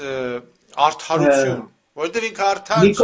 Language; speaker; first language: Armenian; native; Armenian